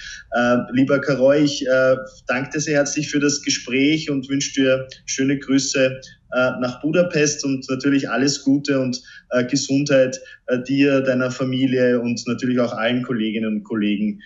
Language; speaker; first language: German; native; German